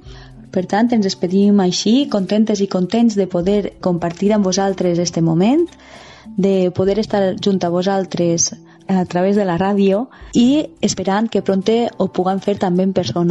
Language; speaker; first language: Catalan; native; Catalan